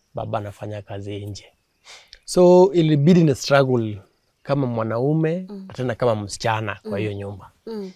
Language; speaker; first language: Swahili; native; Swahili